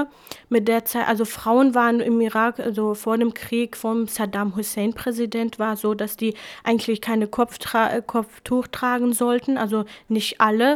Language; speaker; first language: German; non-native, fluent; Kurdish